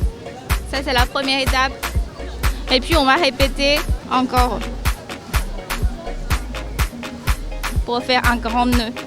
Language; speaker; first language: French; non-native, learner; Chinese